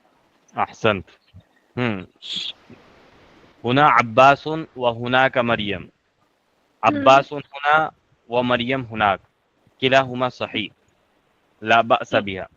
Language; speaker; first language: Arabic; non-native, fluent; Urdu